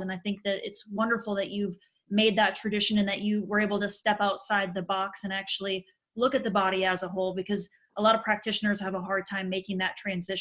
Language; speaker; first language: English; native; English